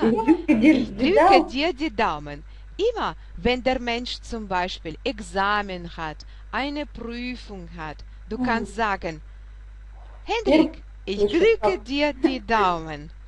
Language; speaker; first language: German; non-native, fluent; Russian